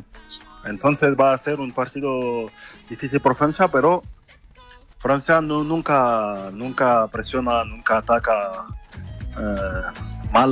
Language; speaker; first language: Spanish; non-native, fluent; French